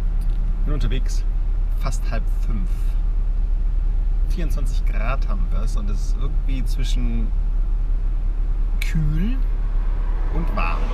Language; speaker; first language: German; native; German